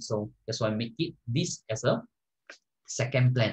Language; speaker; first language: English; non-native, local second language; Malay